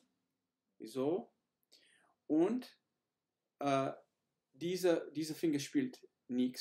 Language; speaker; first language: German; non-native, learner; English